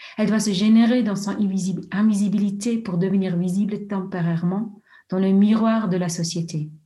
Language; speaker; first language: French; non-native, local second language; German